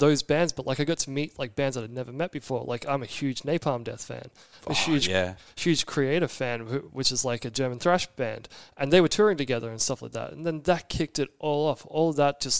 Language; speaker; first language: English; native; English